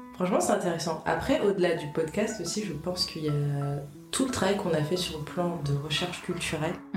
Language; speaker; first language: French; early bilingual, other home language; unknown